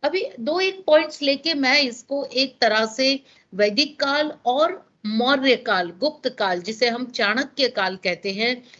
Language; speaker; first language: Hindi; non-native, local second language; Gujarati